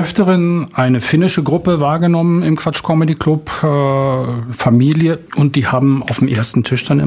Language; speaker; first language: German; native; German